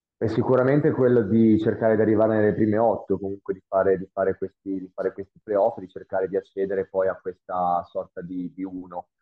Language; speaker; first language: Italian; native; Italian